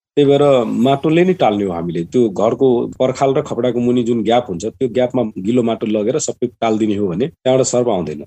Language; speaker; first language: Nepali; non-native, local second language; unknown